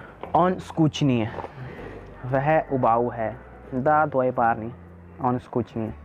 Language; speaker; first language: Russian; non-native, learner; Hindi